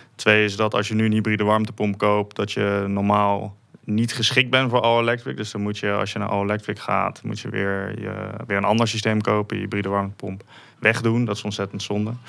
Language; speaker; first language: Dutch; native; Dutch